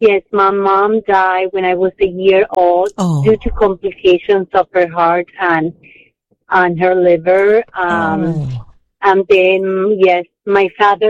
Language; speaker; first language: English; non-native, fluent; Spanish